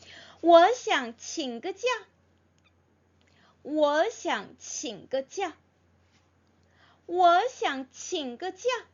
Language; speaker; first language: Chinese; non-native, fluent; Korean